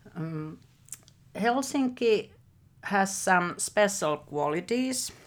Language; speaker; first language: English; non-native, fluent; Finnish